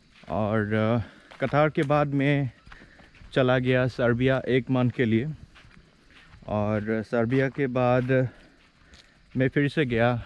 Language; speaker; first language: Hindi; non-native, local second language; Assamese